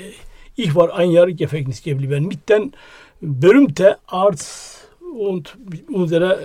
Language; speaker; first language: German; non-native, learner; Turkish